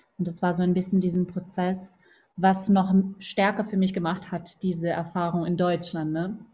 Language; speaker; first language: German; non-native, fluent; Portuguese